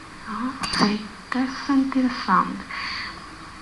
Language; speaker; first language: French; non-native, learner; Spanish